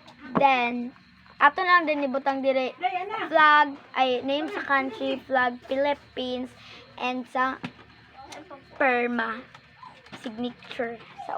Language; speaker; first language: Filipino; non-native, local second language; Cebuano